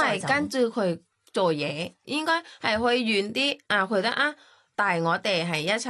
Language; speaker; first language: Cantonese; non-native, fluent; Thai